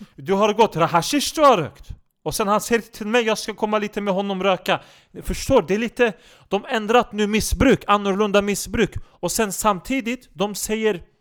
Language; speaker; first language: Swedish; non-native, local second language; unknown